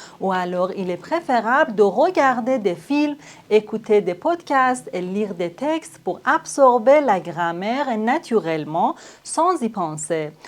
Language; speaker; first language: French; non-native, fluent; Persian